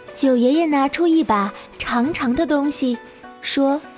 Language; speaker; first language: Chinese; native; Chinese